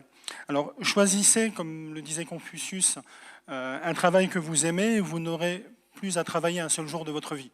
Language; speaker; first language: French; native; French